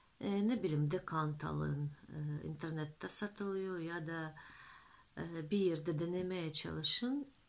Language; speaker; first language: Turkish; non-native, fluent; Russian